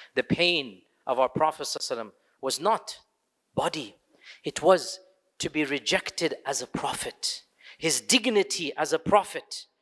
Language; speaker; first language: English; early bilingual, other home language; Urdu